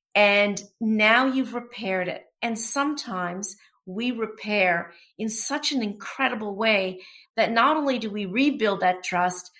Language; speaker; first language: English; non-native, fluent; Portuguese